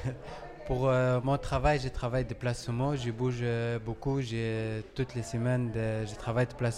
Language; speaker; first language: French; non-native, learner; Arabic